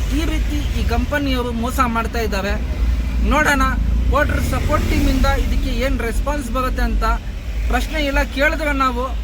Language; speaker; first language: Kannada; non-native, local second language; Urdu